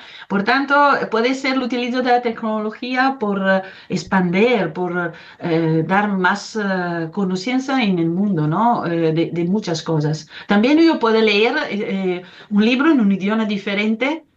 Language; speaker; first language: Spanish; non-native, fluent; Italian